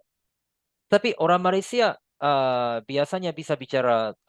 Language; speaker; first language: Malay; non-native, fluent; Japanese